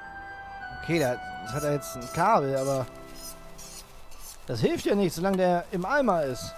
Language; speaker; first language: German; native; German